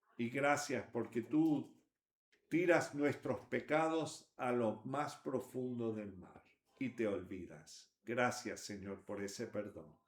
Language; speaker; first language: Spanish; native; Spanish